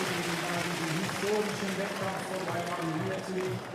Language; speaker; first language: German; native; German